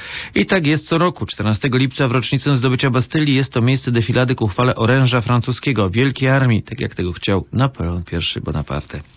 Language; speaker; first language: Polish; native; Polish